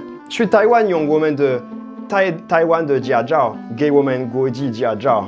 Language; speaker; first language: Chinese; non-native, fluent; French